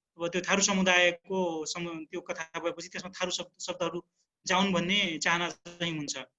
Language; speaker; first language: Nepali; non-native, local second language; Rana Tharu